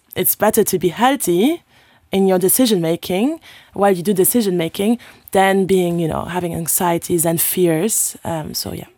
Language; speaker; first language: English; non-native, fluent; Luxembourgish